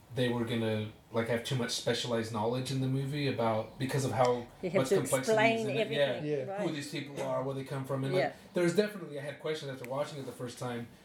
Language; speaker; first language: English; native; English